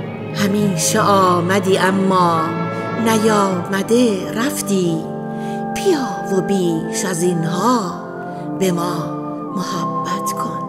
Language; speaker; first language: Persian; native; Persian